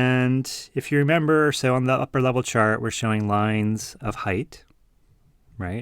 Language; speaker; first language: English; native; English